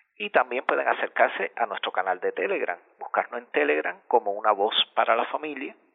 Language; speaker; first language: Spanish; native; Spanish